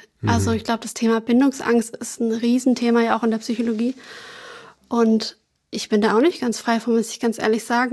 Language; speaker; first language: German; native; German